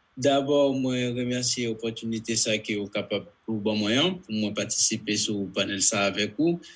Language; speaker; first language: Haitian Creole; non-native, fluent; Spanish